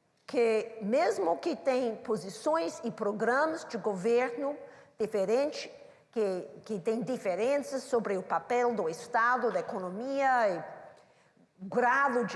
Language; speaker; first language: Portuguese; non-native, learner; English